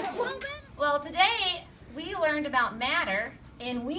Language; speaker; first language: English; native; English